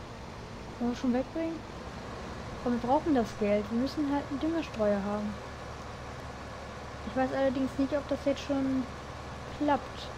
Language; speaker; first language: German; native; German